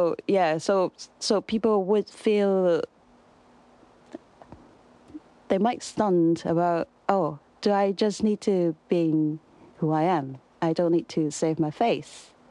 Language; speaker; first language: English; non-native, local second language; Cantonese